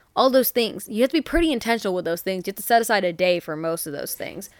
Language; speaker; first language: English; early bilingual, other home language; Hindi